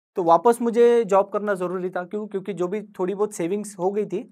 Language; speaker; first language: Hindi; non-native, local second language; Marathi